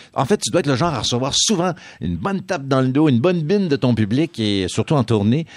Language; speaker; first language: French; native; French